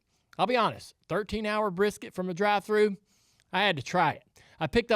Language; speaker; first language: English; native; English